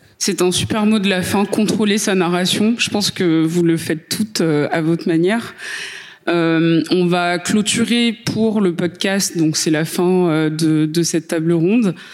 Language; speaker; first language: French; native; French